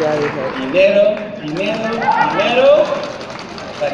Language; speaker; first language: Spanish; non-native, learner; French